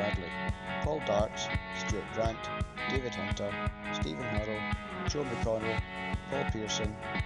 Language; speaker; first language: English; native; English